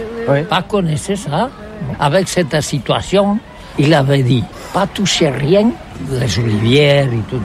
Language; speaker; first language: French; non-native, learner; Catalan